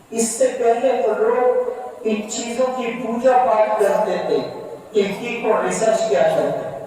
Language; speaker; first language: Urdu; non-native, local second language; Pashto